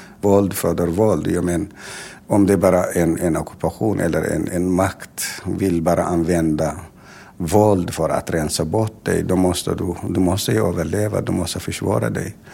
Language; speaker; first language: Swedish; non-native, fluent; Tigrinya